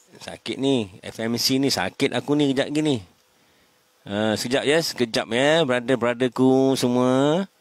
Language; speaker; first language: Malay; native; Malay